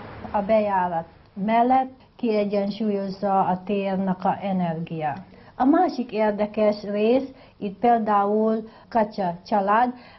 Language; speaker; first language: Hungarian; non-native, learner; Filipino